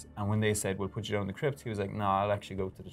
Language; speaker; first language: English; native; English